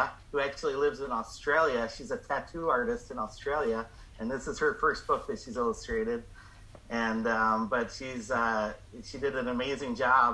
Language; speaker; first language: English; native; English